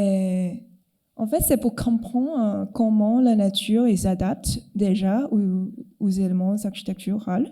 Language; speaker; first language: French; non-native, fluent; Cantonese